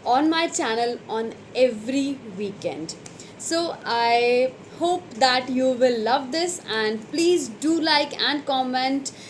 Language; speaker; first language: English; non-native, local second language; Hindi